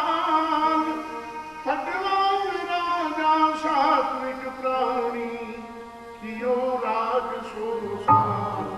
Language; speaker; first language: Hindi; native; Hindi